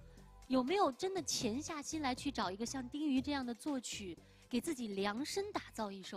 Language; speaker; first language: Chinese; native; Chinese